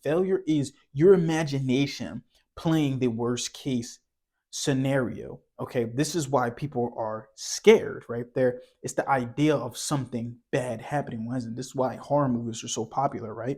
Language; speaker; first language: English; native; English